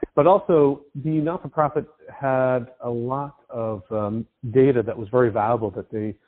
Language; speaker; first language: English; native; English